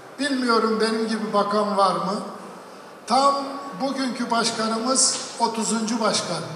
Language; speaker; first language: Turkish; native; Turkish